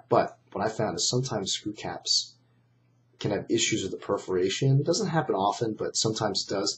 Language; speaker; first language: English; native; English